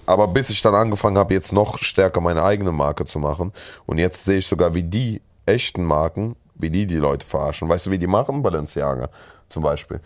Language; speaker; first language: German; early bilingual, other home language; Russian